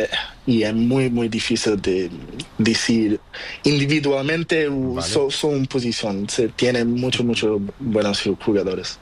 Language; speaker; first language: Spanish; non-native, learner; Portuguese